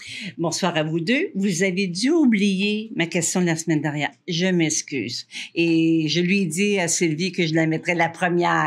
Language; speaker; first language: French; native; French